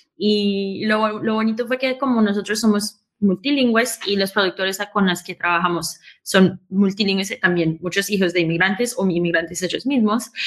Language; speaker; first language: Spanish; early bilingual, heritage; Spanish